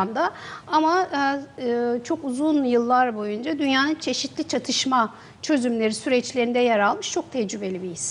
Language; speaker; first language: Turkish; native; Turkish